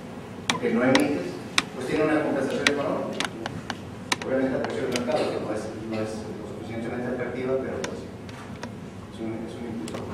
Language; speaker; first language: Spanish; native; Spanish